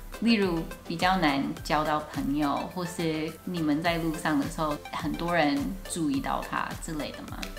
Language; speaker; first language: Chinese; non-native, fluent; English